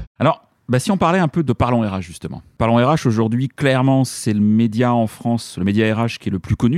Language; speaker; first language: French; native; French